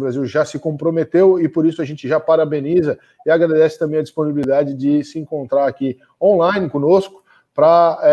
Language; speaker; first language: Portuguese; native; Portuguese